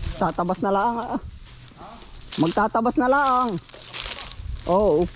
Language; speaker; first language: Filipino; native; Filipino